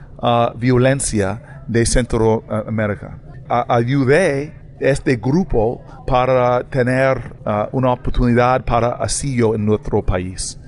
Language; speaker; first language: Spanish; non-native, learner; English